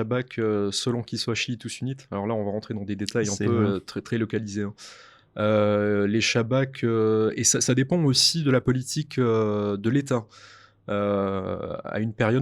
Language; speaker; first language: French; native; French